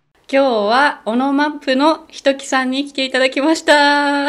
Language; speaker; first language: Japanese; native; Japanese